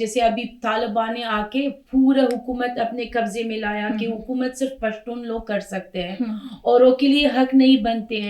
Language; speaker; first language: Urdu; non-native, fluent; Persian